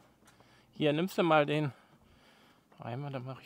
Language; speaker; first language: German; native; German